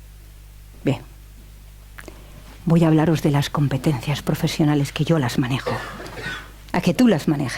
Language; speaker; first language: Spanish; native; Spanish